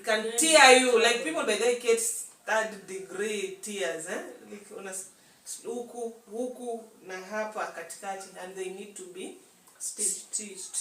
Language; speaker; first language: English; non-native, local second language; Swahili